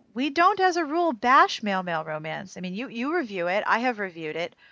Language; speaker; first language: English; native; English